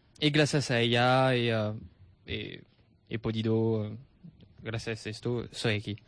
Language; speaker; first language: Spanish; non-native, learner; French